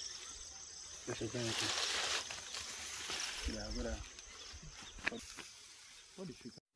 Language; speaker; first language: Portuguese; non-native, local second language; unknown